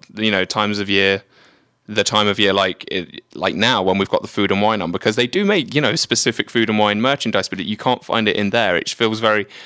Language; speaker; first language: English; native; English